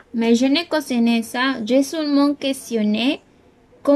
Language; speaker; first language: French; non-native, learner; Spanish